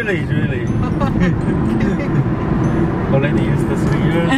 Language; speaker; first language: English; non-native, learner; Korean